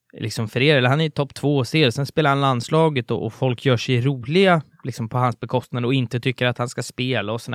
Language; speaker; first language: Swedish; native; Swedish